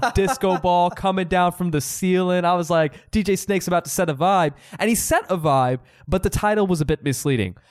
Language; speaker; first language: English; early bilingual, other home language; Hindi